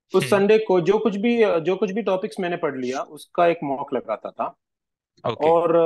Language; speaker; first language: Hindi; non-native, local second language; Malayalam